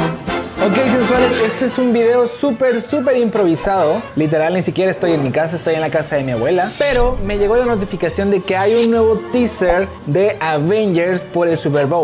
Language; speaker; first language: Spanish; native; Spanish